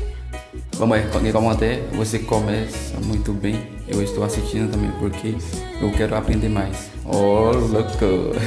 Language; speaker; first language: Portuguese; non-native, learner; Haitian Creole